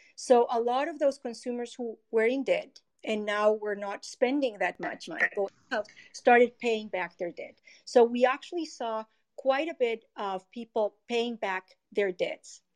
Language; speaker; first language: English; non-native, fluent; Spanish